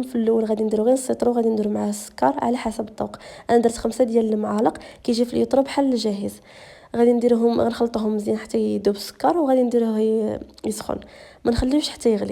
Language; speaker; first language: Arabic; native; Arabic